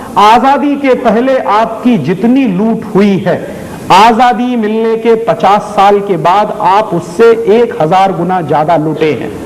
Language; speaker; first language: Hindi; native; Hindi